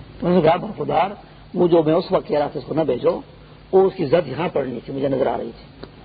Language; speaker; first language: Urdu; non-native, local second language; Pashto